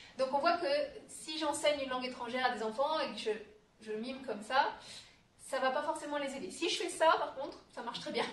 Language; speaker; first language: French; native; French